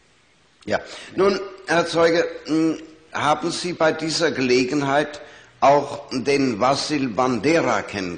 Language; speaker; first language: German; native; German